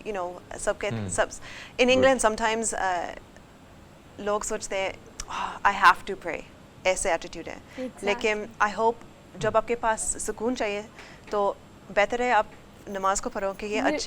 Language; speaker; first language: Hindi; early bilingual, heritage; English